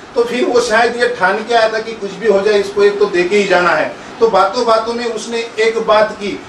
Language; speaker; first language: Hindi; non-native, local second language; Marathi